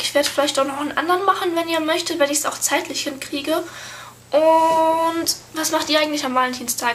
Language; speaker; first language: German; native; German